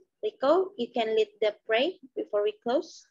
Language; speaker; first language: English; non-native, learner; Indonesian